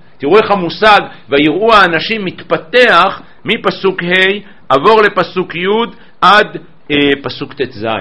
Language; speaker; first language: Hebrew; native; Hebrew